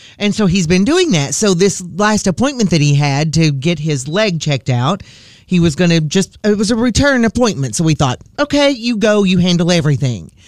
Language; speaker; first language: English; native; English